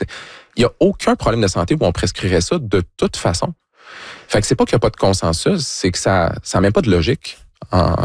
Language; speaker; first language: French; native; French